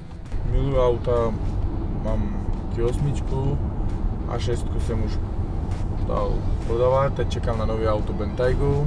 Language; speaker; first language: Czech; non-native, fluent; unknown